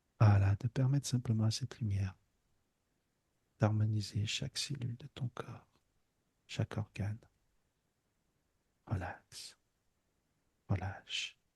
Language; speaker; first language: French; native; French